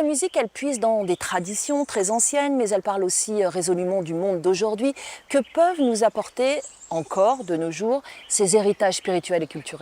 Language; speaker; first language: French; native; French